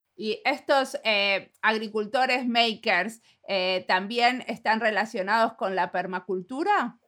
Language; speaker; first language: Spanish; native; Spanish